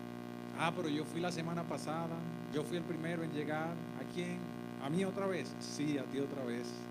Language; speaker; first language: Spanish; native; Spanish